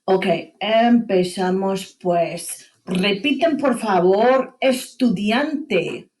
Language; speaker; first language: Spanish; non-native, fluent; English